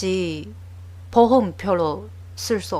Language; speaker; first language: Korean; non-native, learner; Chinese